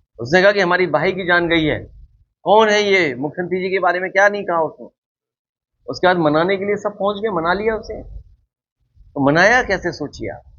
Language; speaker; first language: Hindi; native; Hindi